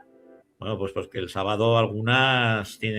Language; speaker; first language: Spanish; native; Spanish